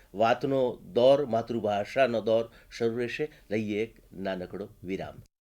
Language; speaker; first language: Gujarati; native; Gujarati